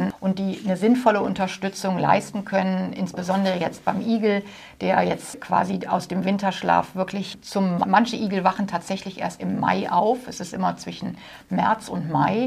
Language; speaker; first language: German; native; German